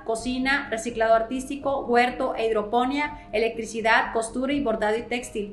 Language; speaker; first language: Spanish; native; Spanish